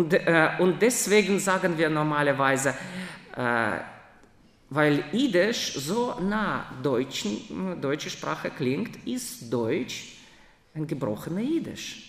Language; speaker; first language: German; non-native, fluent; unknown